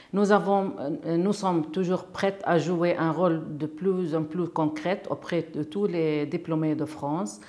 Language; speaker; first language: French; non-native, fluent; Arabic